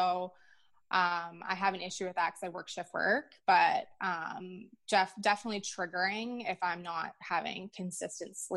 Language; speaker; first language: English; native; English